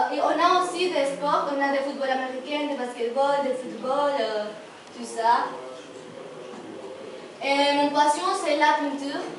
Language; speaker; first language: French; non-native, learner; Spanish